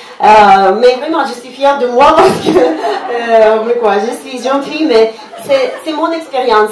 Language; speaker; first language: French; non-native, fluent; Russian